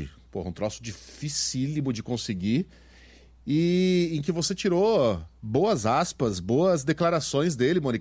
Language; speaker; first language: Portuguese; native; Portuguese